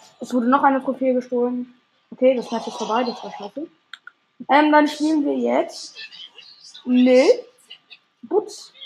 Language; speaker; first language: German; native; German